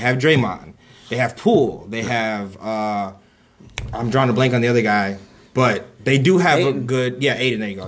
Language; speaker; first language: English; native; English